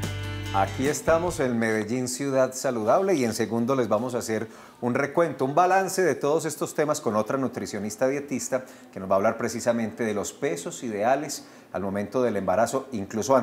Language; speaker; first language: Spanish; native; Spanish